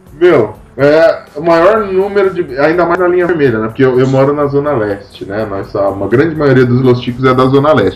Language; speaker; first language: Portuguese; native; Portuguese